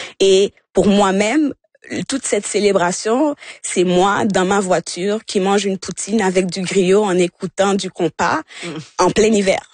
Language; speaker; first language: French; early bilingual, other home language; Haitian Creole